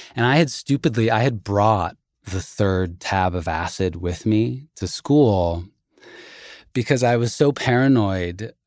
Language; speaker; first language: English; native; English